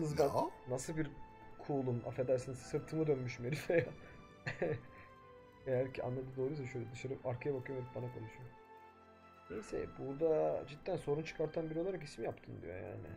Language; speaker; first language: Turkish; native; Turkish